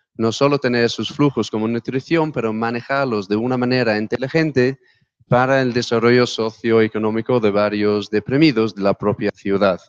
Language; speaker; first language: Spanish; non-native, fluent; English